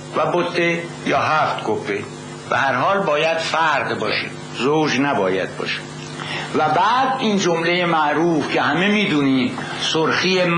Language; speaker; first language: Persian; native; Persian